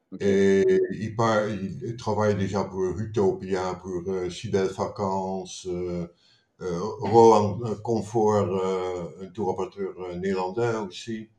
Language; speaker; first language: French; non-native, fluent; Dutch